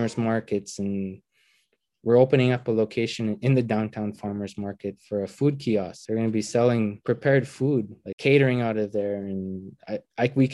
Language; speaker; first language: English; native; English